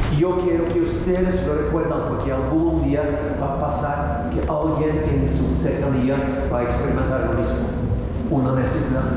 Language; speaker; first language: Spanish; non-native, fluent; Norwegian